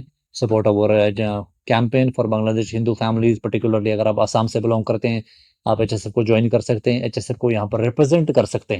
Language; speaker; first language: Hindi; native; Hindi